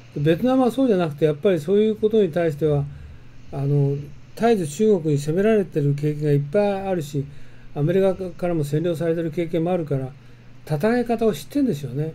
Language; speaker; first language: Japanese; native; Japanese